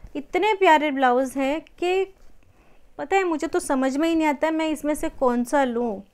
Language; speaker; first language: Hindi; non-native, local second language; Marathi